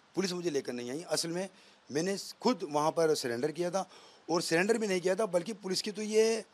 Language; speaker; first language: Hindi; native; Hindi